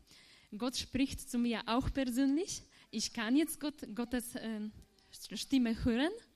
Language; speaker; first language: German; non-native, fluent; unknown